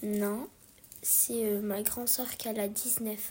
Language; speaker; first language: French; early bilingual, other home language; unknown